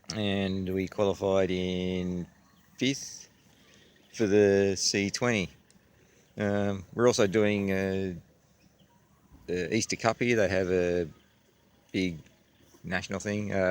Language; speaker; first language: English; native; English